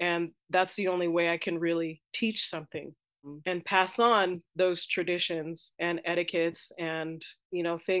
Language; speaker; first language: English; native; English